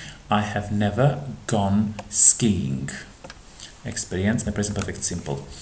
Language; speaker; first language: English; non-native, fluent; Albanian